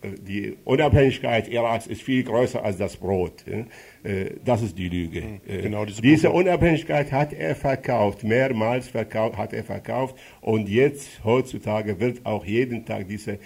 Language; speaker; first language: German; non-native, fluent; Arabic